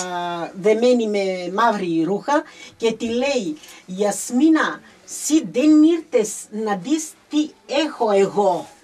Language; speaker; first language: Greek; early bilingual, heritage; Greek